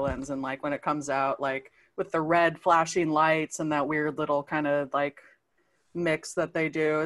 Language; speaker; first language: English; native; English